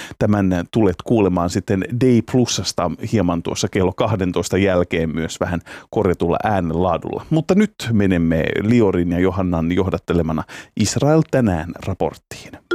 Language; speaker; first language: Finnish; native; Finnish